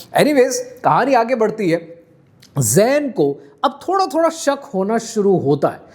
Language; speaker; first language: Urdu; non-native, local second language; Punjabi